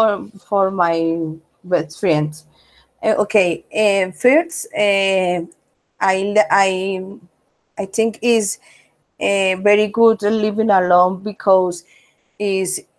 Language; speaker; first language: English; non-native, learner; Spanish